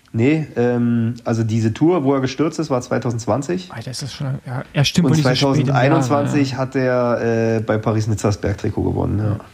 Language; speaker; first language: German; native; German